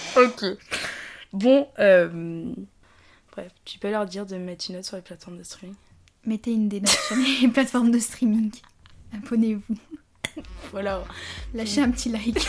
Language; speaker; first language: French; native; French